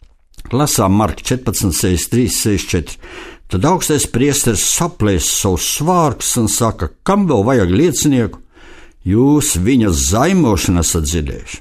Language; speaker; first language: Latvian; native; Latvian